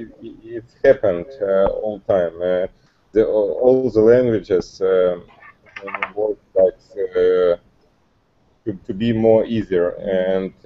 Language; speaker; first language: English; non-native, learner; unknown